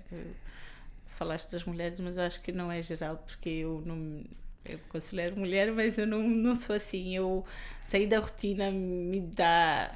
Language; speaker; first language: Portuguese; non-native, local second language; Kabuverdianu